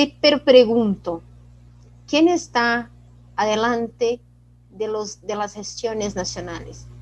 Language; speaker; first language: Spanish; non-native, fluent; Portuguese